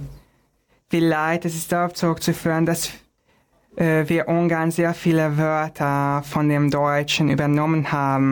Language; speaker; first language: German; non-native, fluent; Hungarian